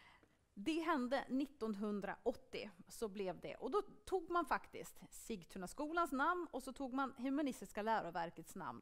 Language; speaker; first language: Swedish; native; Swedish